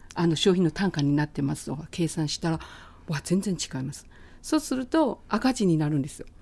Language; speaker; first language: Japanese; non-native, fluent; Chinese